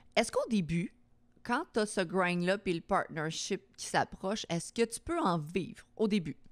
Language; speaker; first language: French; native; French